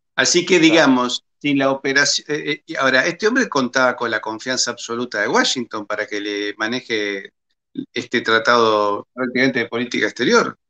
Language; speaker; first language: Spanish; native; Spanish